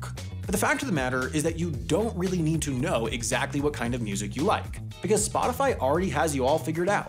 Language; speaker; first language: English; native; English